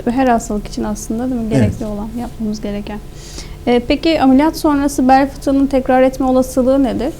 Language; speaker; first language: Turkish; native; Turkish